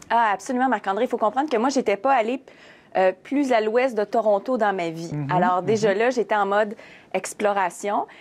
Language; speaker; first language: French; native; French